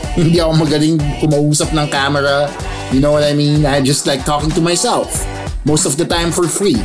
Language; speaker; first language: English; non-native, local second language; Filipino